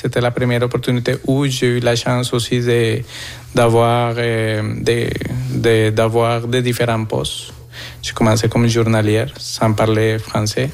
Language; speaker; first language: French; non-native, fluent; Spanish